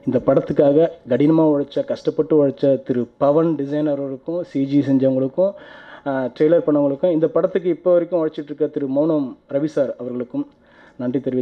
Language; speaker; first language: Tamil; native; Tamil